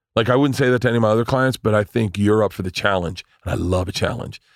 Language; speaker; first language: English; native; English